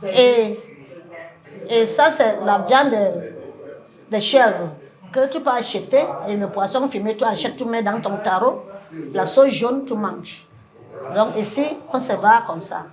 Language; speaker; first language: French; non-native, learner; English